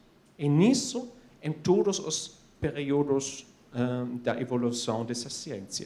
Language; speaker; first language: Portuguese; non-native, fluent; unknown